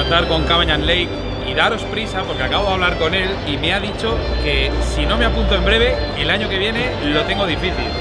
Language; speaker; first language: Spanish; native; Spanish